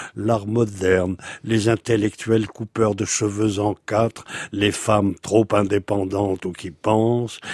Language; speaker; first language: French; native; French